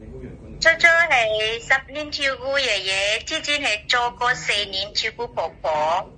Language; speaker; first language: Chinese; non-native, fluent; Indonesian